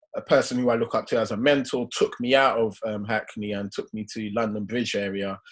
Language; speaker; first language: English; native; English